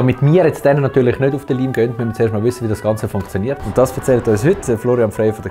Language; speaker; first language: German; native; German